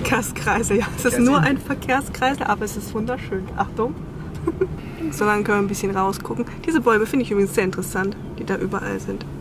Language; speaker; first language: German; native; German